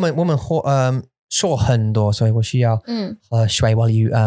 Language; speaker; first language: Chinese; non-native, learner; English